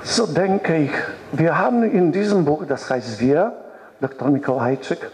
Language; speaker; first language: German; non-native, fluent; Polish